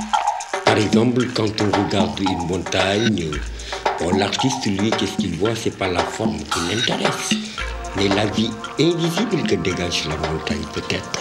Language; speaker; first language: French; non-native, local second language; Wolof